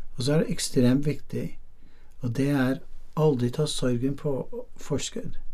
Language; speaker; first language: Norwegian; non-native, fluent; English